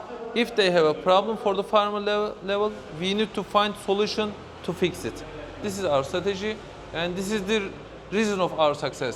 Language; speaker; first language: English; non-native, fluent; Turkish